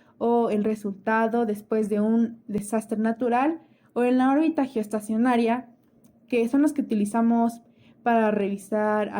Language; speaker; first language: Spanish; native; Spanish